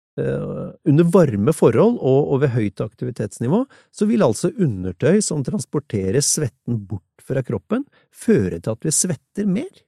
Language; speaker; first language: Norwegian; native; Norwegian